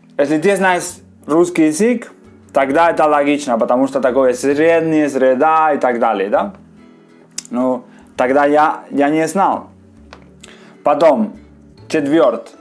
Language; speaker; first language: Russian; non-native, learner; Spanish